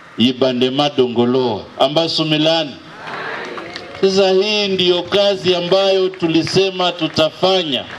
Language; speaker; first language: Swahili; non-native, local second language; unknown